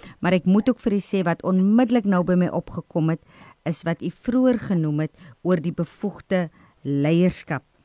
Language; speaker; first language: Afrikaans; native; Afrikaans